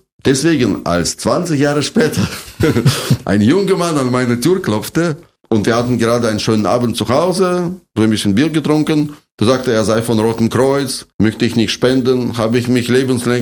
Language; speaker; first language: German; non-native, fluent; Russian